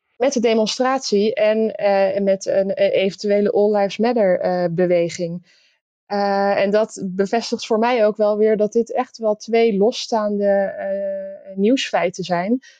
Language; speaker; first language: Dutch; native; Dutch